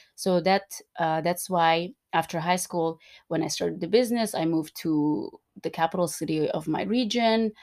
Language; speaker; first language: English; non-native, fluent; Turkmen